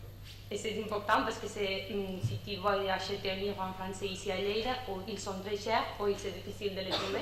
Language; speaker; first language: French; non-native, learner; Catalan